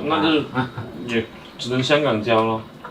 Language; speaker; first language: Chinese; native; Chinese